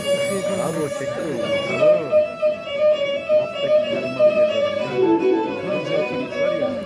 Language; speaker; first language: Turkish; native; Turkish